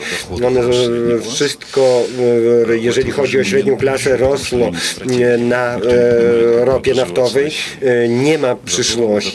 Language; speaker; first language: Polish; non-native, fluent; Russian